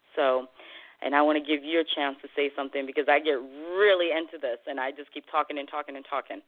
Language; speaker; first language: English; non-native, fluent; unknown